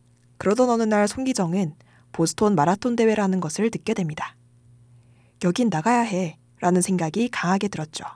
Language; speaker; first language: Korean; native; Korean